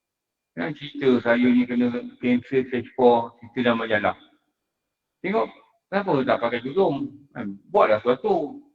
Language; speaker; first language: Malay; native; Malay